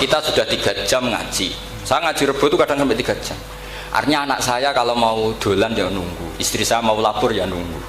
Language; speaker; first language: Indonesian; non-native, local second language; Javanese